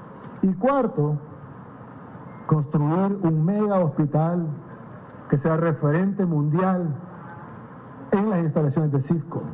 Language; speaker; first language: Spanish; native; Spanish